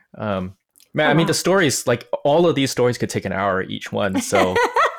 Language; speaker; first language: English; non-native, local second language; Cantonese